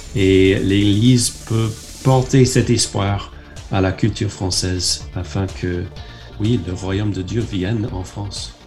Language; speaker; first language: French; non-native, fluent; English